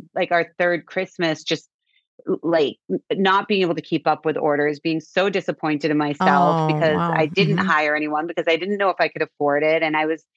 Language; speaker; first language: English; native; English